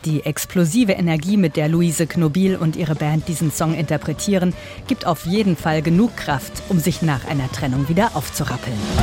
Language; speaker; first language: German; native; German